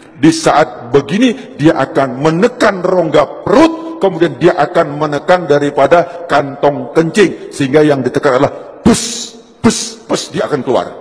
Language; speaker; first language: Indonesian; non-native, local second language; Javanese